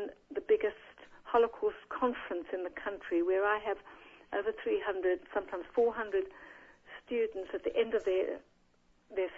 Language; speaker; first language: English; native; English